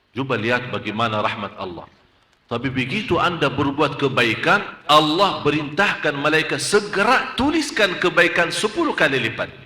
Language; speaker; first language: Malay; non-native, fluent; Arabic